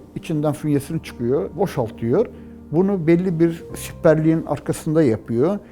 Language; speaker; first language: Turkish; native; Turkish